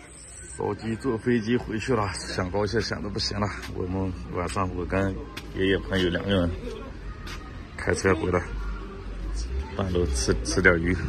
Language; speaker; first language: Chinese; native; Chinese